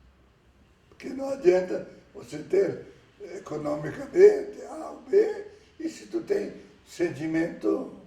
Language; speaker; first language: Portuguese; early bilingual, other home language; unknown